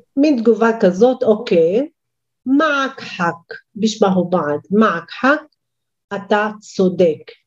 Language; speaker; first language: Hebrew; non-native, local second language; Arabic